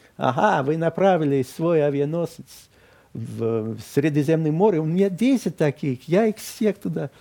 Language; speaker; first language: Russian; non-native, fluent; English